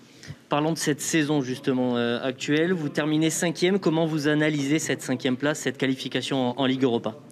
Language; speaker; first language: French; native; French